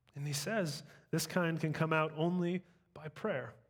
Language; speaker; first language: English; native; English